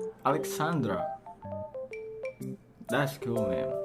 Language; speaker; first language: English; non-native, learner; Indonesian